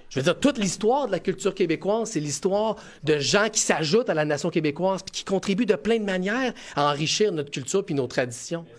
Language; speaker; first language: French; native; French